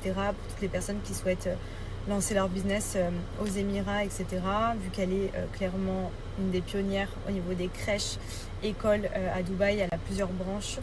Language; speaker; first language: French; native; French